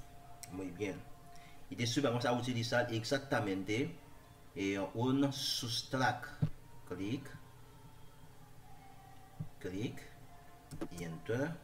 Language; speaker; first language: Spanish; non-native, learner; Haitian Creole